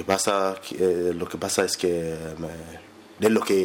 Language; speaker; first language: Spanish; non-native, learner; English